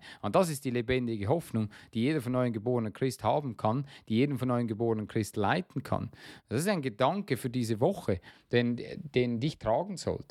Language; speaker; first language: German; non-native, fluent; English